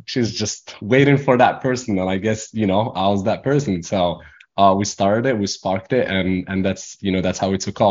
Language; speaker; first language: English; non-native, fluent; Arabic